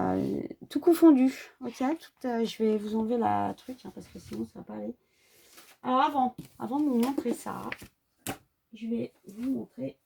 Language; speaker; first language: French; native; French